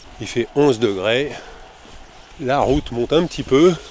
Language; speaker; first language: French; native; French